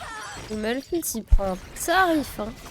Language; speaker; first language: French; native; French